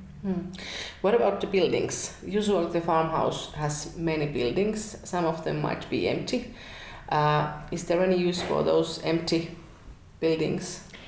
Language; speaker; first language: English; non-native, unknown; Finnish